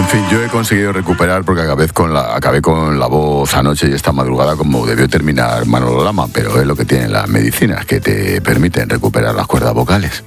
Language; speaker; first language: Spanish; native; Spanish